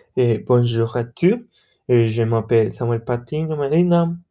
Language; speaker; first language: French; non-native, learner; Spanish